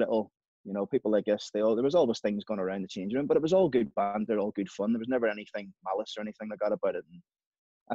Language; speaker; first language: English; native; English